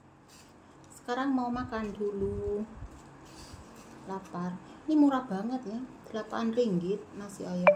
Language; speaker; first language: Indonesian; non-native, local second language; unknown